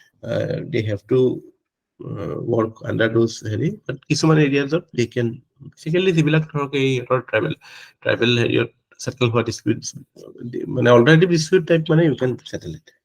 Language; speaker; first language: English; non-native, local second language; Assamese